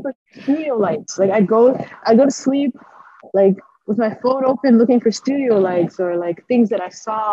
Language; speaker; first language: English; native; English